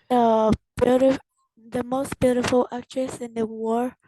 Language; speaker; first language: English; non-native, learner; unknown